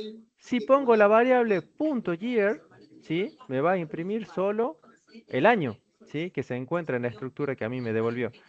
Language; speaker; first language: Spanish; native; Spanish